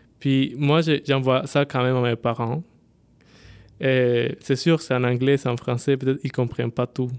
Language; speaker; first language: French; non-native, fluent; Spanish